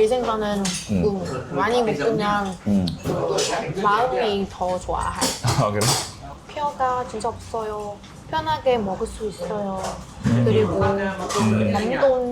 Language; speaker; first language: Korean; non-native, learner; Vietnamese